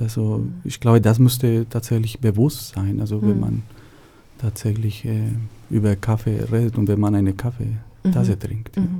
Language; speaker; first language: German; non-native, fluent; Spanish